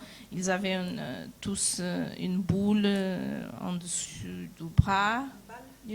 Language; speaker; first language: French; non-native, fluent; Portuguese